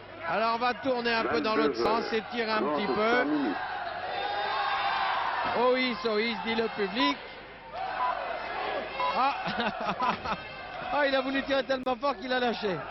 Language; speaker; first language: French; native; French